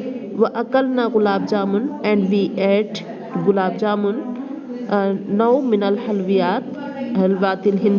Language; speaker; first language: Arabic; non-native, fluent; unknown